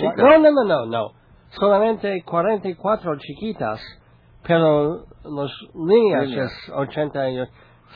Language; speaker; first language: Spanish; non-native, learner; English